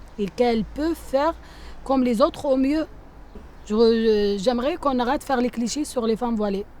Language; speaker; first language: French; non-native, local second language; Arabic